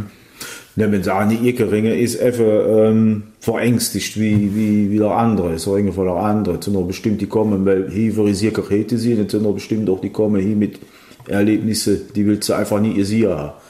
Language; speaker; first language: German; native; German